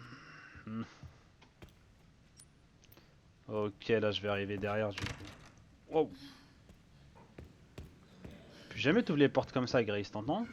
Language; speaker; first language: French; native; French